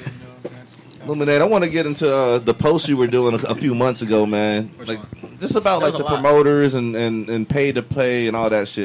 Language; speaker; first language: English; native; English